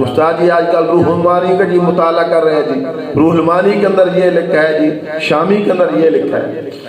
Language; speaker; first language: Urdu; non-native, local second language; Punjabi